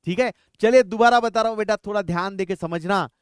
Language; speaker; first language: Hindi; non-native, local second language; Marathi